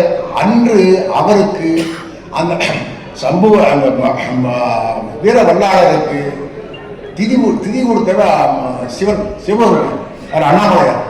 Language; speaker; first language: Tamil; native; Tamil